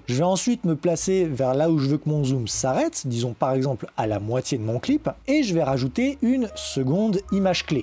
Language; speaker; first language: French; native; French